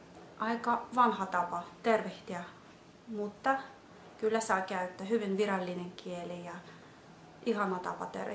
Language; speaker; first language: Finnish; non-native, fluent; Russian